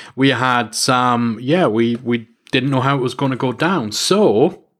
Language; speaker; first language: English; native; English